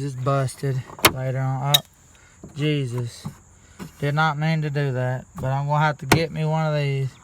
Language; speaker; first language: English; native; English